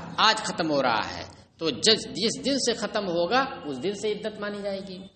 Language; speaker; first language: Urdu; native; Urdu